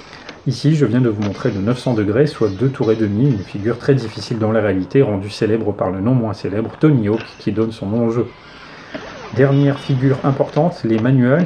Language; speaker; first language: French; native; French